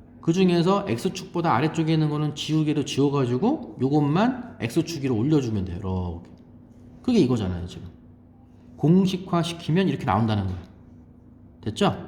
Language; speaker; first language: Korean; native; Korean